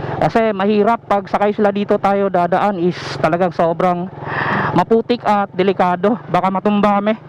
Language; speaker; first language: Filipino; non-native, local second language; Cebuano